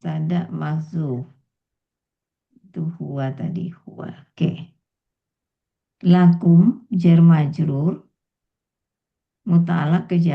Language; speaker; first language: Arabic; non-native, learner; Indonesian